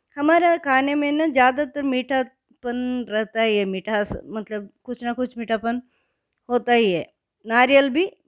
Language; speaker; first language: Hindi; non-native, local second language; Kannada